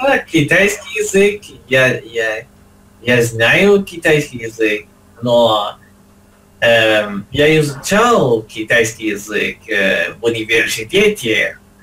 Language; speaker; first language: Russian; non-native, learner; English